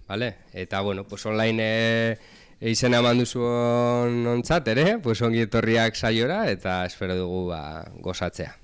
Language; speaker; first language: Basque; native; Basque